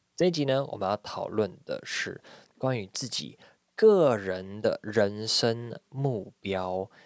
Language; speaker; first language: Chinese; native; Chinese